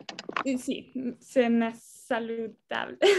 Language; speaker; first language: Spanish; non-native, learner; English